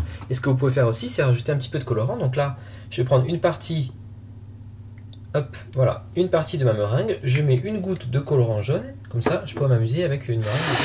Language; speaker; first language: French; native; French